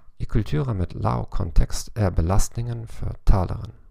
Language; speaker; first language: Norwegian; non-native, learner; German